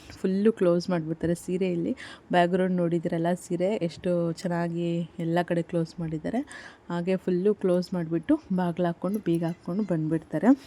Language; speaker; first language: Kannada; native; Kannada